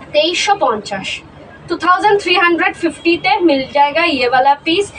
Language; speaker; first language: Hindi; non-native, local second language; Bangla